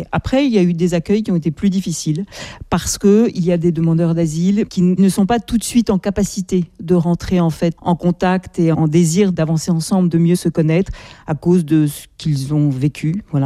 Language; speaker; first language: French; native; French